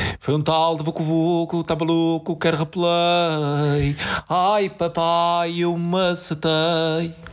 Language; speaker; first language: Portuguese; native; Portuguese